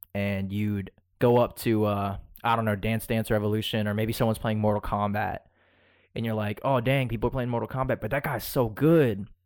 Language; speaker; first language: English; early bilingual, other home language; Filipino